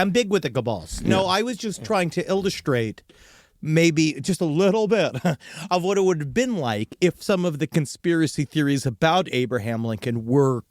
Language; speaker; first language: English; native; English